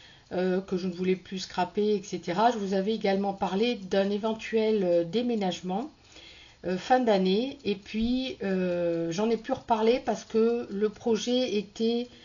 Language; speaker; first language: French; native; French